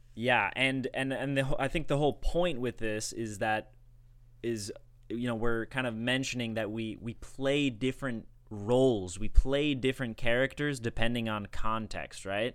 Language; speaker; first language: English; native; English